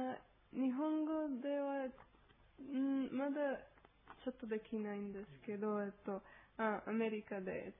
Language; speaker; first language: Japanese; non-native, learner; Spanish